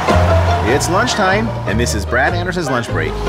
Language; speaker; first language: English; native; English